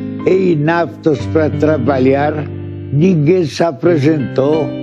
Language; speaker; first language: Portuguese; non-native, fluent; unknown